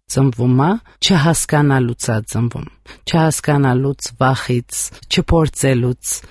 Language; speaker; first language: Armenian; early bilingual, heritage; Armenian